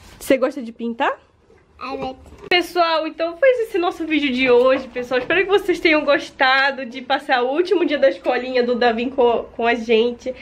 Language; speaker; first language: Portuguese; native; Portuguese